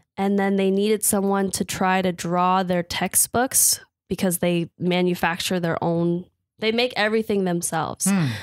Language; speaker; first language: English; native; English